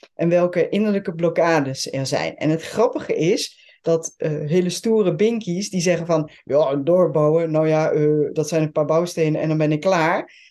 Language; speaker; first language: Dutch; non-native, fluent; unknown